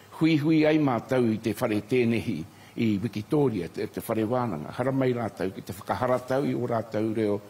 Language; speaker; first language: Māori; native; Māori